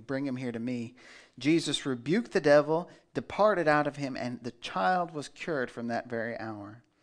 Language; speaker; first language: English; native; English